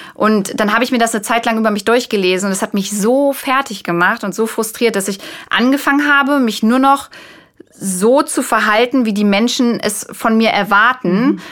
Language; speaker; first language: German; native; German